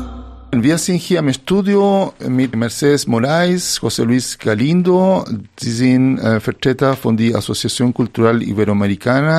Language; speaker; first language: German; non-native, fluent; Spanish